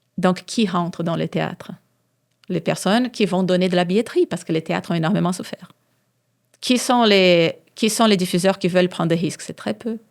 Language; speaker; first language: French; non-native, fluent; Portuguese